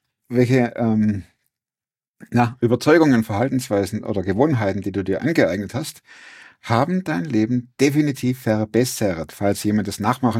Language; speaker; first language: German; native; German